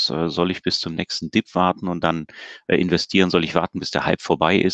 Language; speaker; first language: German; native; German